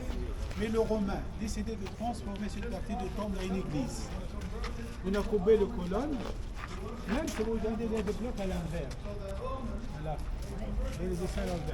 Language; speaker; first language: French; non-native, fluent; Arabic